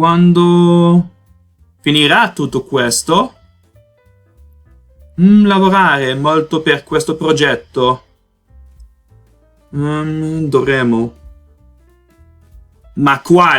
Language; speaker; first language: Italian; non-native, learner; Portuguese